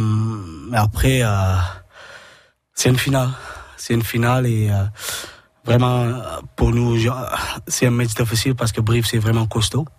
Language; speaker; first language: French; non-native, learner; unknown